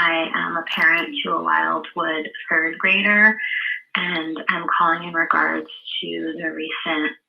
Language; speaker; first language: English; native; English